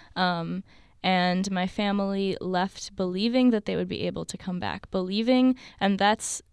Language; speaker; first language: English; native; English